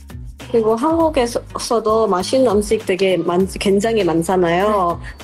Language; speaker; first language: Korean; non-native, local second language; Indonesian